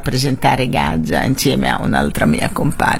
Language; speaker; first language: Italian; non-native, fluent; Arabic